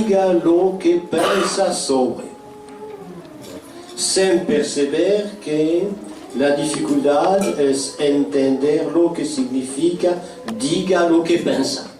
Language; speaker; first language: Spanish; non-native, fluent; French